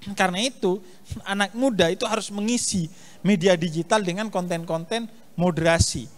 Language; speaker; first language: Indonesian; native; Indonesian